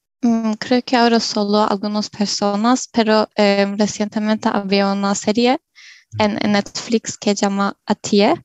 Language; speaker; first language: Spanish; non-native, learner; Turkish